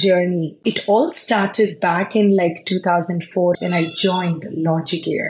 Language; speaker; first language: English; non-native, local second language; Tamil